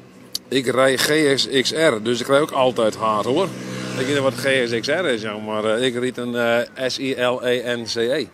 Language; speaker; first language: Dutch; non-native, local second language; Western Frisian